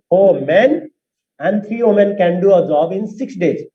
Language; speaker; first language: English; non-native, local second language; Nepali